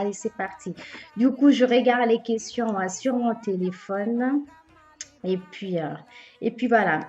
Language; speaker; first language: French; early bilingual, other home language; Bambara